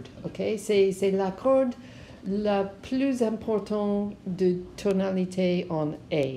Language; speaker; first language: French; non-native, learner; English